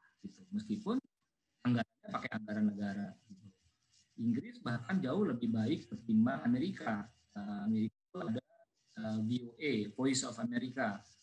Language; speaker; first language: Indonesian; native; Indonesian